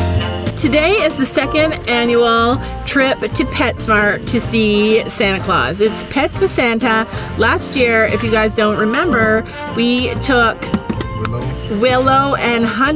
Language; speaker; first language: English; native; English